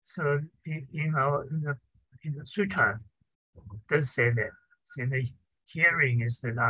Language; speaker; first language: English; non-native, fluent; Chinese